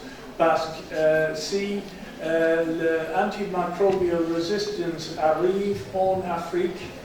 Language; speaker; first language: French; non-native, fluent; English